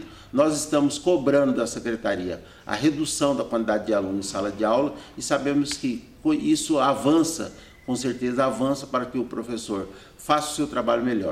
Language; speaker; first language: Portuguese; native; Portuguese